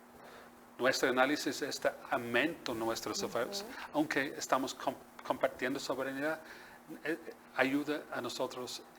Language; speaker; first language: Spanish; non-native, fluent; English